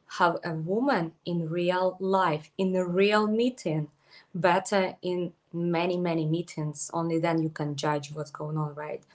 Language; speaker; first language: English; non-native, fluent; Ukrainian